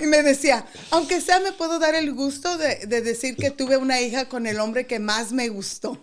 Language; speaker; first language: Spanish; early bilingual, other home language; English